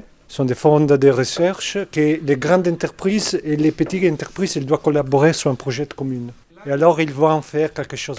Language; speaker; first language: French; non-native, fluent; Spanish